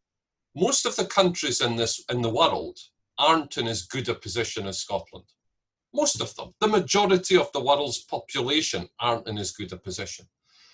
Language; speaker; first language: English; native; English